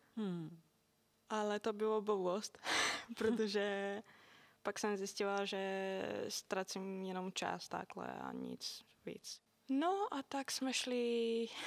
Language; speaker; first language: Czech; non-native, fluent; Greek